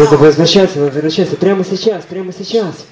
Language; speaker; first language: Russian; native; Russian